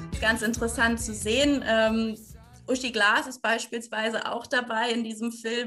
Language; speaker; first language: German; native; German